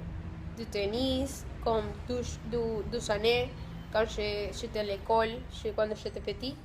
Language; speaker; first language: French; non-native, learner; Spanish